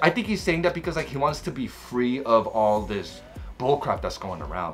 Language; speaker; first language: English; native; English